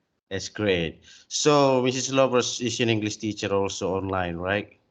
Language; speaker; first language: English; non-native, learner; Indonesian